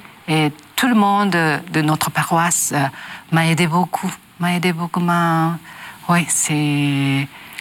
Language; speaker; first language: French; non-native, learner; Japanese